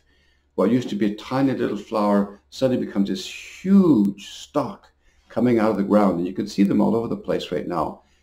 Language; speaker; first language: English; native; English